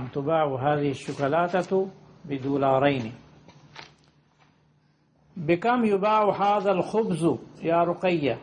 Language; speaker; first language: Arabic; non-native, fluent; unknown